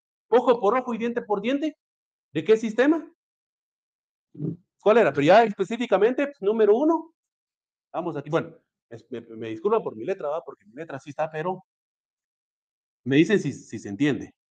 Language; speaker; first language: Spanish; native; Spanish